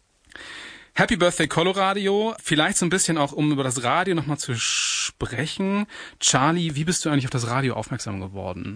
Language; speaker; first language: German; native; German